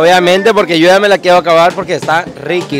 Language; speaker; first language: Spanish; native; Spanish